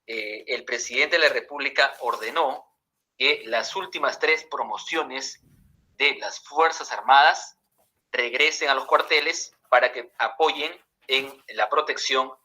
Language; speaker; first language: Spanish; native; Spanish